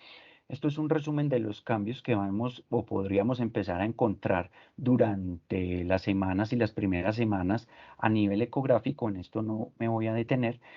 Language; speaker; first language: Spanish; native; Spanish